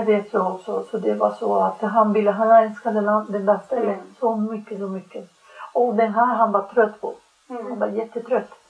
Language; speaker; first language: Swedish; non-native, fluent; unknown